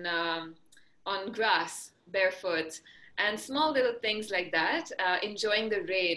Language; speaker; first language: English; non-native, fluent; Marathi